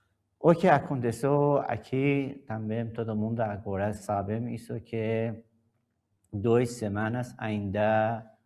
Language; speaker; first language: Portuguese; non-native, learner; Persian